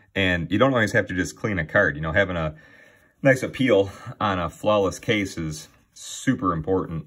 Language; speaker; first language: English; native; English